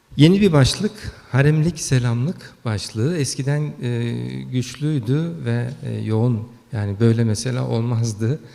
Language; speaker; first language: Turkish; early bilingual, heritage; Turkish